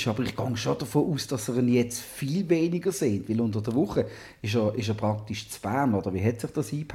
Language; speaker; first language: German; native; German